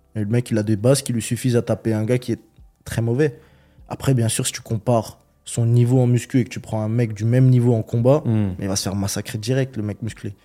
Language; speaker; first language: French; early bilingual, other home language; Chechen